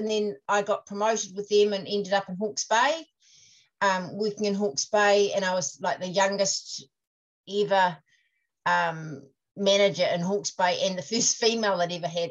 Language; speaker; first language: English; native; English